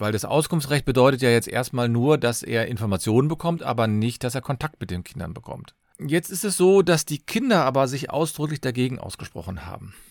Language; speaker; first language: German; native; German